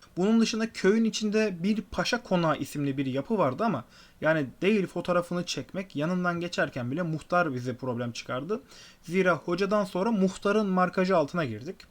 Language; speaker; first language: Turkish; native; Turkish